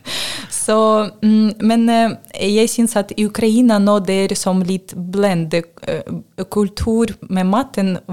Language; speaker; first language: Norwegian; non-native, learner; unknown